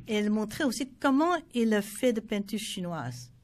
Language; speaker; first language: French; non-native, fluent; Chinese